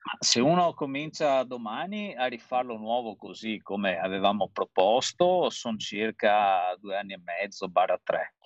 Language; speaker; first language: Italian; native; Italian